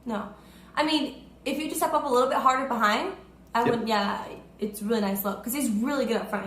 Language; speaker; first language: English; native; English